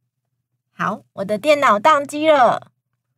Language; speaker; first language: Chinese; native; Chinese